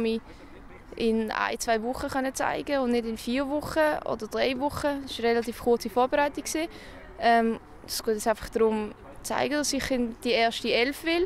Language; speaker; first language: German; native; German